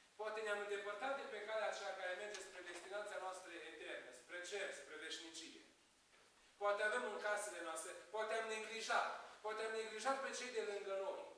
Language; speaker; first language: Romanian; native; Romanian